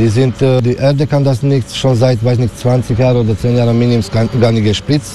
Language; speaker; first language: German; non-native, learner; Romanian